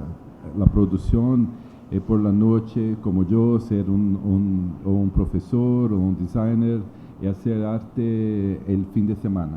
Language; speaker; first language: Spanish; non-native, learner; Portuguese